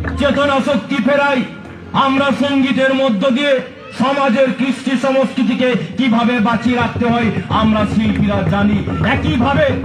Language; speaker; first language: Bangla; non-native, local second language; Santali